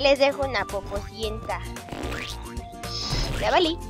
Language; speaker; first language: Spanish; native; Spanish